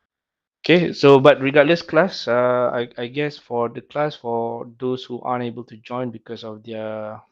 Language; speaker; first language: English; non-native, local second language; Malay